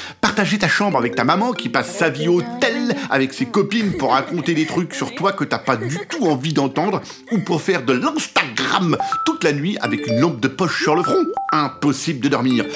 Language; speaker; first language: French; native; French